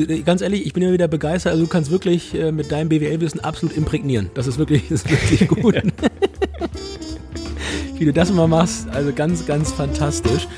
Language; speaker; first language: German; native; German